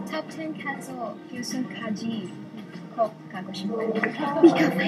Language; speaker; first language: Korean; non-native, learner; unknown